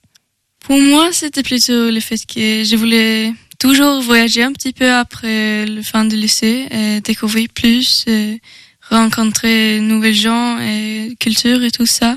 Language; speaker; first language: French; non-native, learner; Swedish